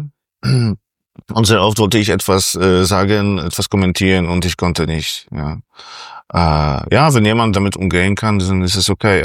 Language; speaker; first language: German; non-native, fluent; Polish